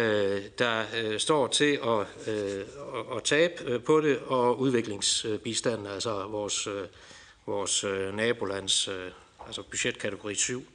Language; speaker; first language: Danish; native; Danish